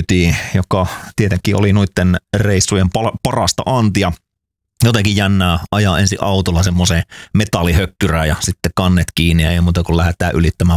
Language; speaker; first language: Finnish; native; Finnish